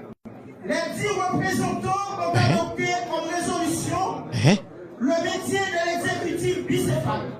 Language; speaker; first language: French; non-native, local second language; Haitian Creole